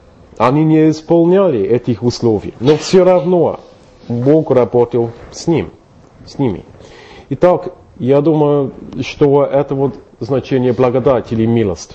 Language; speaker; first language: Russian; non-native, fluent; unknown